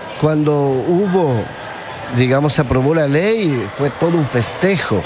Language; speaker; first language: Spanish; non-native, local second language; Guarani